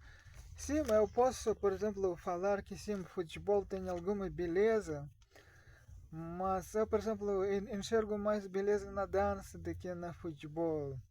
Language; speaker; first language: Portuguese; non-native, learner; Russian